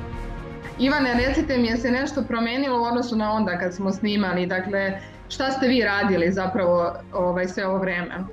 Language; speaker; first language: Serbian; native; Serbian